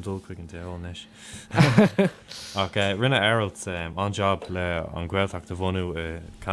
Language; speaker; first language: Irish; non-native, local second language; English